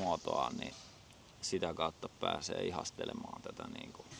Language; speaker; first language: Finnish; native; Finnish